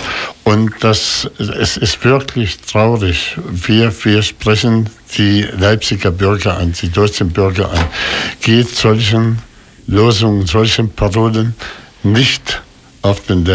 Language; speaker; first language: German; non-native, fluent; Arabic